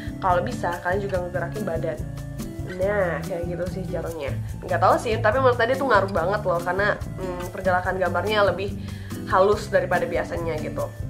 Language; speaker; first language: Indonesian; non-native, local second language; Minangkabau